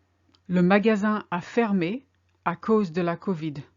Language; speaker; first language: French; non-native, fluent; English